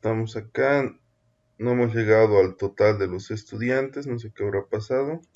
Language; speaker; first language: Spanish; native; Spanish